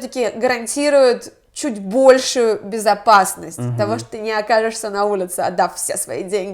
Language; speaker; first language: Russian; native; Russian